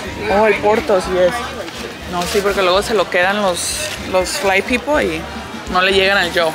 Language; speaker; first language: Spanish; early bilingual, heritage; Spanish